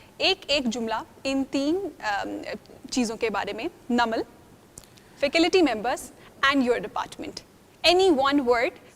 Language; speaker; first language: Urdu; native; Urdu